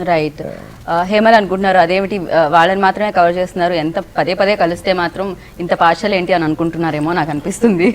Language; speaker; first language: Telugu; native; Telugu